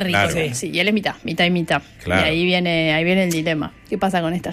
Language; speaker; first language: Spanish; native; Spanish